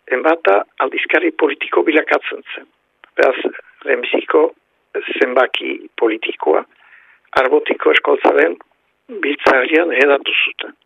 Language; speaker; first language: Basque; native; Basque